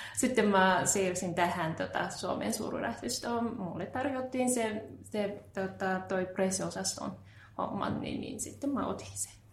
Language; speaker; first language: Finnish; non-native, fluent; Japanese